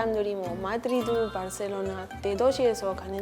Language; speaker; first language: Korean; non-native, fluent; Spanish